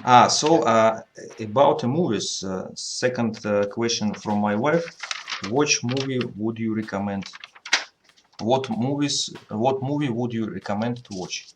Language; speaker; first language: English; non-native, learner; Russian